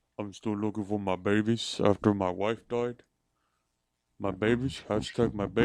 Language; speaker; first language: English; native; English